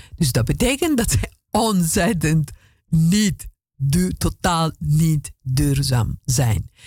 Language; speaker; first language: Dutch; non-native, fluent; Italian